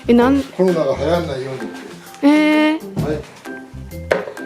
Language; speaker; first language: Japanese; native; Japanese